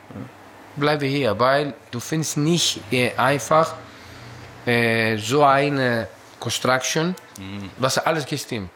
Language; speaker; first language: German; non-native, fluent; Greek